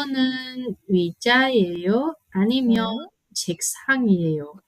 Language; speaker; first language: Korean; non-native, learner; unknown